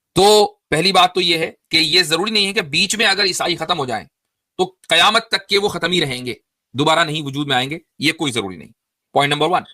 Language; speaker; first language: Urdu; native; Urdu